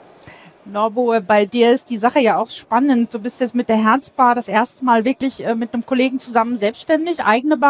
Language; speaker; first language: German; native; German